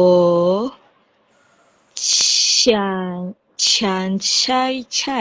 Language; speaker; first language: Chinese; non-native, learner; Indonesian